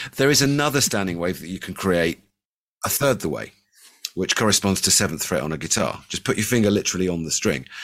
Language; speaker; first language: English; native; English